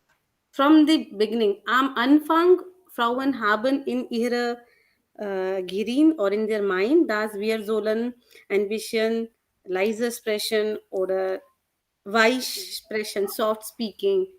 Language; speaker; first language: German; non-native, learner; Hindi